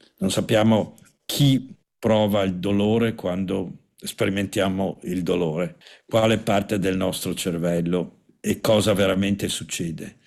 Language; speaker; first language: Italian; native; Italian